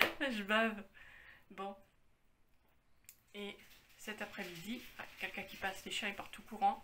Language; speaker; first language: French; native; French